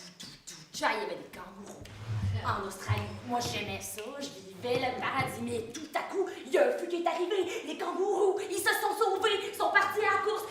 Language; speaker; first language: French; native; French